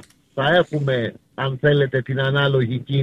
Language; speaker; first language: Greek; native; Greek